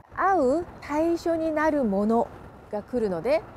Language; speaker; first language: Japanese; non-native, fluent; Korean